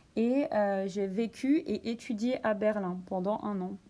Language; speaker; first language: French; native; French